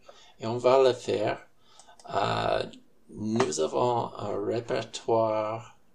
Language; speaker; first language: French; non-native, fluent; English